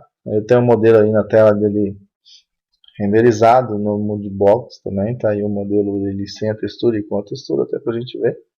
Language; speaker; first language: Portuguese; native; Portuguese